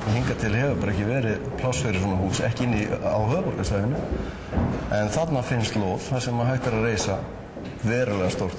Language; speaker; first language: Icelandic; native; Icelandic